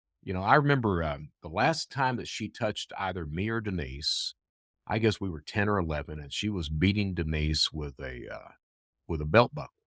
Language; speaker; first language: English; native; English